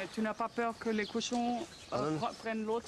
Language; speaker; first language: French; non-native, learner; German